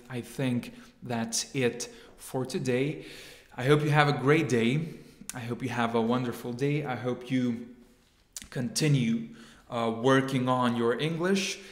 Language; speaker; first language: English; non-native, fluent; Lithuanian